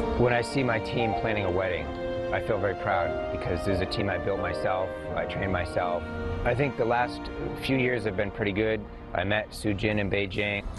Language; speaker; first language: English; native; English